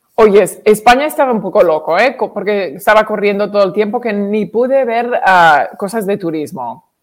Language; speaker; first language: Spanish; early bilingual, heritage; English